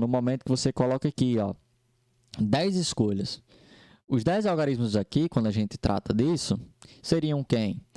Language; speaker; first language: Portuguese; native; Portuguese